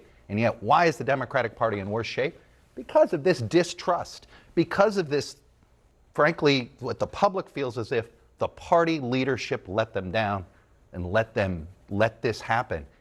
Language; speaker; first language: English; native; English